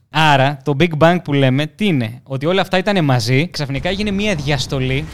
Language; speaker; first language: Greek; native; Greek